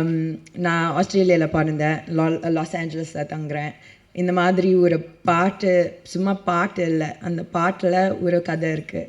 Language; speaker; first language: Tamil; early bilingual, heritage; Tamil